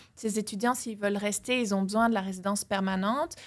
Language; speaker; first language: French; native; French